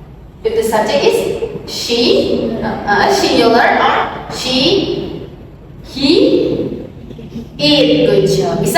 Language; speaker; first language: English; non-native, learner; Indonesian